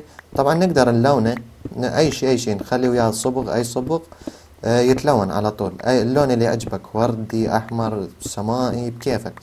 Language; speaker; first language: Arabic; native; Arabic